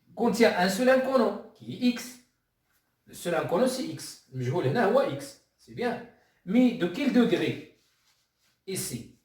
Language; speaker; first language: French; non-native, local second language; Arabic